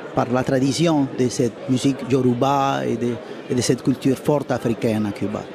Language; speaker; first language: French; non-native, fluent; Spanish